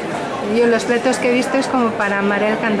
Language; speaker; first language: Spanish; native; Spanish